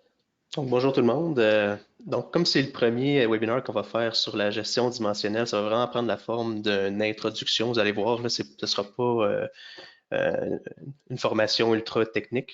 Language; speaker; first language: French; native; French